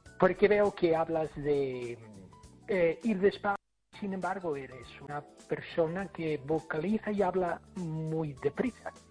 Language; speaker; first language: Spanish; non-native, fluent; English